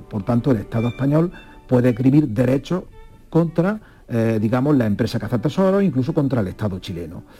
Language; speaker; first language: Spanish; native; Spanish